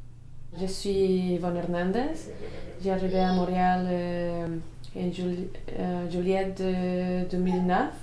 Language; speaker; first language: French; non-native, learner; Spanish